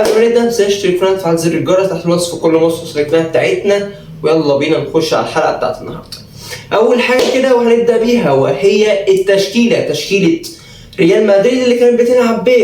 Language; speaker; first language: Arabic; native; Arabic